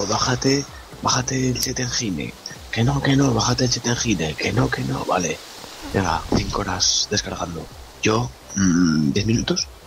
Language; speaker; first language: Spanish; native; Spanish